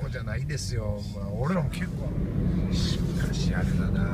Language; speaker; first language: Japanese; native; Japanese